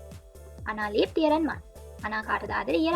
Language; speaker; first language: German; non-native, learner; Sinhala